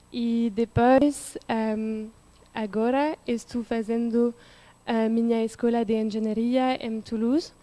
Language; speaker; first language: Portuguese; non-native, learner; French